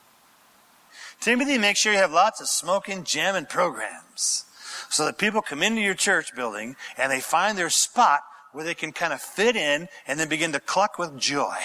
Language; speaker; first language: English; native; English